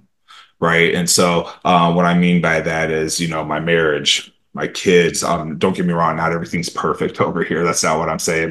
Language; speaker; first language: English; early bilingual, other home language; Romanian